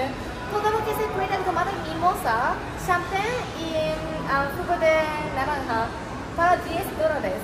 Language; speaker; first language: Spanish; non-native, learner; Japanese